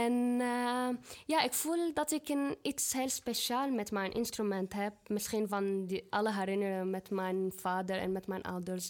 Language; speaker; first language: Dutch; non-native, fluent; Arabic